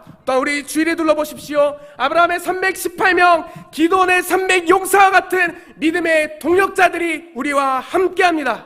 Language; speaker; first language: Korean; native; Korean